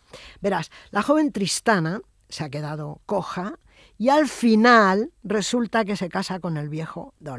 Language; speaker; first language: Spanish; native; Spanish